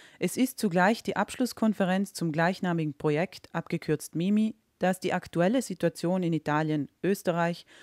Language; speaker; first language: German; native; German